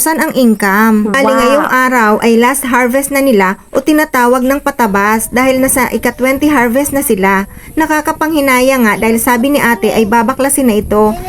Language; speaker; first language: Filipino; non-native, local second language; Bikol